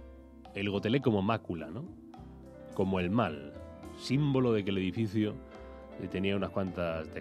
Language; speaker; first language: Spanish; native; Spanish